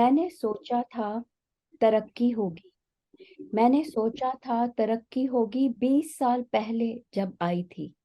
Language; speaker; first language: Hindi; native; Hindi